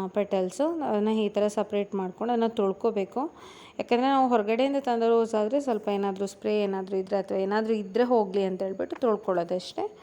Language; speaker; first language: Kannada; non-native, local second language; Tulu